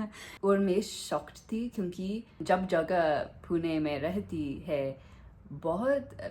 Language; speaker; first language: Hindi; non-native, learner; English